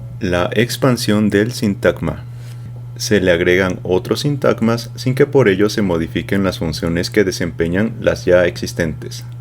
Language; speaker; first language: Spanish; native; Spanish